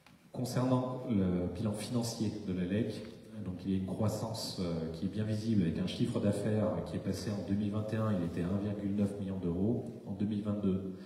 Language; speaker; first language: French; native; French